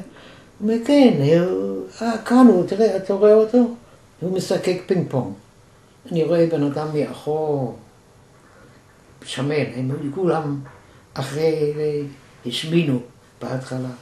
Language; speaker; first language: Hebrew; non-native, fluent; German